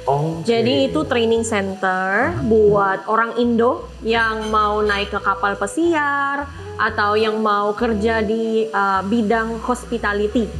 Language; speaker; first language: Indonesian; non-native, learner; Filipino